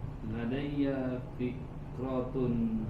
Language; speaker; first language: Arabic; non-native, learner; Indonesian